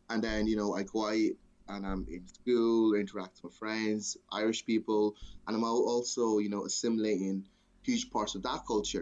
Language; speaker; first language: English; native; English